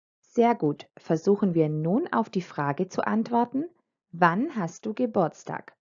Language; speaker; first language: German; non-native, fluent; Croatian